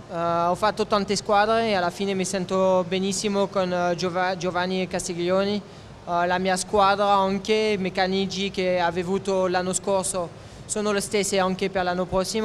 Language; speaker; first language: Italian; non-native, fluent; French